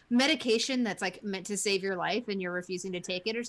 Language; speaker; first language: English; native; English